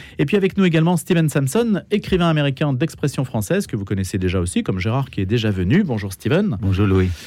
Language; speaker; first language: French; native; French